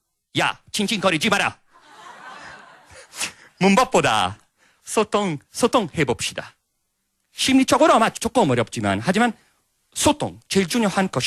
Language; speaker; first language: Korean; non-native, fluent; Italian